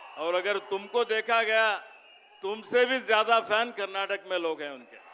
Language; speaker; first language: Hindi; non-native, local second language; Kannada